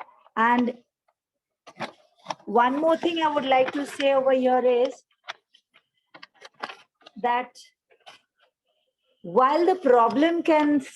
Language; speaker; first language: English; non-native, local second language; Hindi